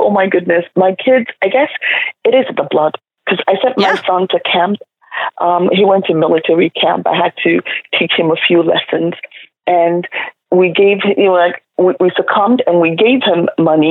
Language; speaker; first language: English; non-native, local second language; Igbo